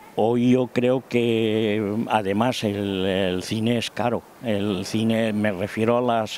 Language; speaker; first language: Spanish; native; Spanish